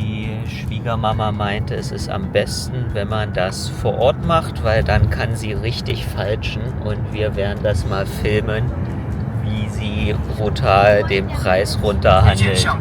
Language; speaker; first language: German; early bilingual, other home language; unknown